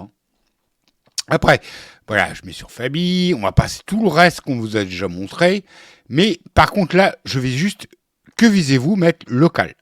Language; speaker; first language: French; native; French